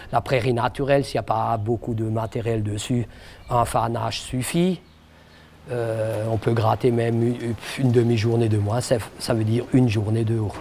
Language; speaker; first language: French; native; French